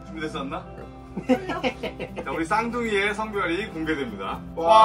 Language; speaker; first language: Korean; native; Korean